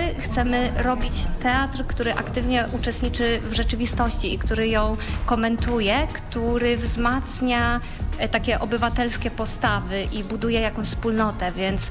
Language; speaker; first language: Polish; native; Polish